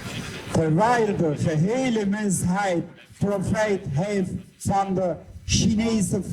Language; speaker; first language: Dutch; non-native, fluent; Uyghur